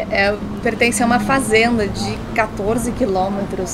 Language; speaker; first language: Portuguese; native; Portuguese